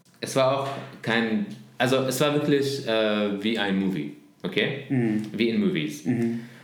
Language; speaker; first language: German; non-native, learner; Arabic